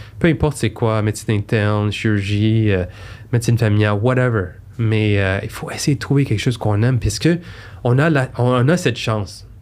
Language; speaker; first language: French; native; French